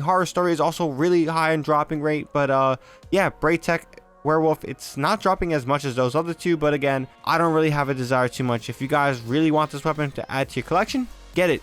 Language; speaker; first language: English; native; English